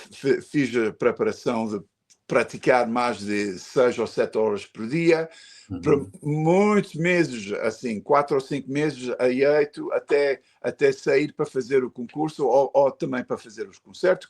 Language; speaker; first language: Portuguese; early bilingual, heritage; Portuguese